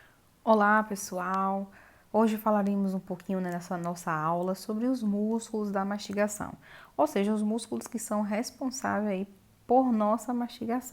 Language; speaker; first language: Portuguese; native; Portuguese